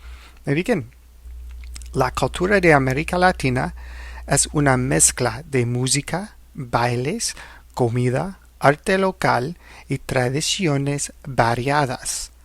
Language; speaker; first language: Spanish; non-native, fluent; English